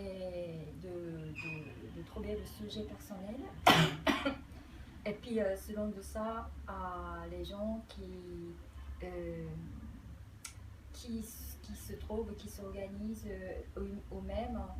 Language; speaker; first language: French; non-native, fluent; Japanese